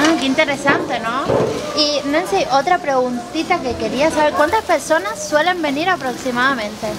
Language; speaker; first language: Spanish; native; Spanish